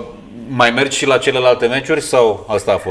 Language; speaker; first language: Romanian; native; Romanian